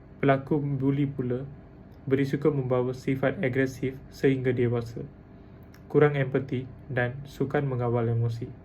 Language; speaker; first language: Malay; non-native, local second language; Tamil